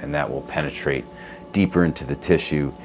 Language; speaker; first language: English; native; English